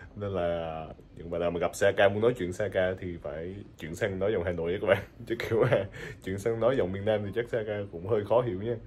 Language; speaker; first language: Vietnamese; native; Vietnamese